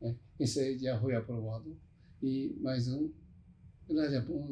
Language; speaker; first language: Portuguese; non-native, learner; Japanese